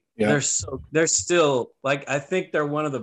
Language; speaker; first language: English; native; English